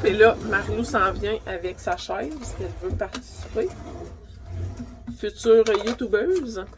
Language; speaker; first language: French; native; French